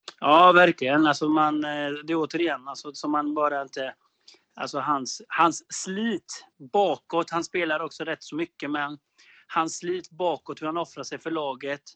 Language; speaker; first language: Swedish; native; Swedish